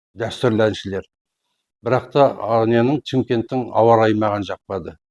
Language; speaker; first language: Kazakh; native; Kazakh